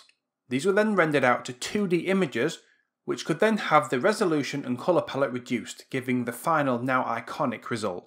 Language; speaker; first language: English; native; English